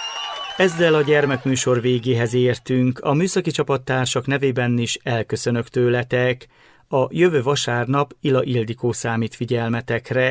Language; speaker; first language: Hungarian; native; Hungarian